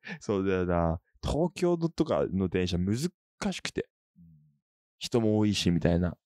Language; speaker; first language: Japanese; native; Japanese